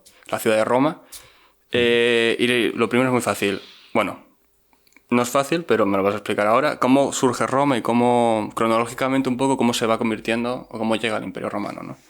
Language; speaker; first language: Spanish; native; Spanish